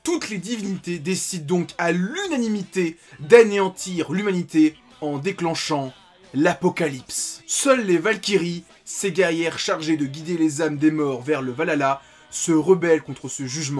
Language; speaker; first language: French; native; French